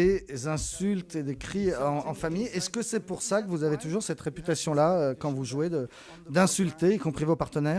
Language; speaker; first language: French; native; French